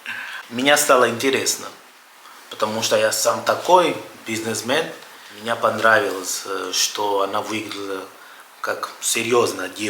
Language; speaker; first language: Russian; non-native, fluent; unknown